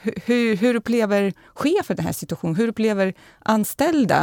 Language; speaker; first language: Swedish; non-native, fluent; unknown